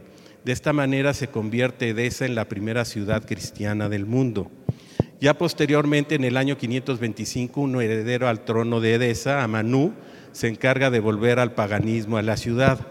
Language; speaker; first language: Spanish; native; Spanish